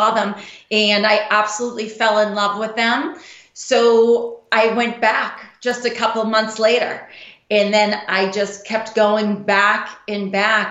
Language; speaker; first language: English; native; English